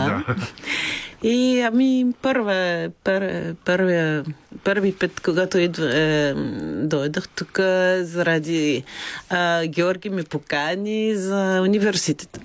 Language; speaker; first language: Bulgarian; non-native, learner; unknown